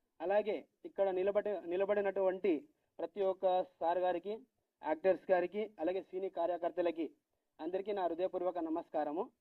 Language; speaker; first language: Telugu; non-native, local second language; Lambadi